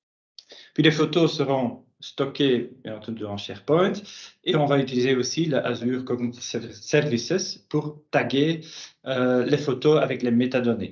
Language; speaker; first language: French; native; French